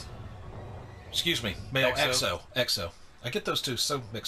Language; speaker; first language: English; native; English